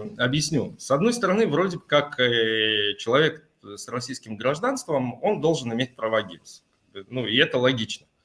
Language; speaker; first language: Russian; native; Russian